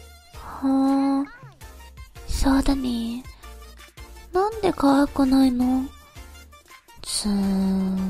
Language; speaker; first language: Japanese; non-native, learner; English